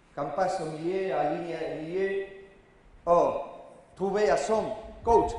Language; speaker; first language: French; non-native, learner; Spanish